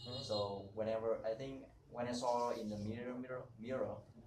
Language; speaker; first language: English; non-native, learner; Vietnamese